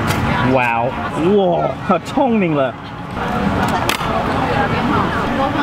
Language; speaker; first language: Chinese; non-native, learner; English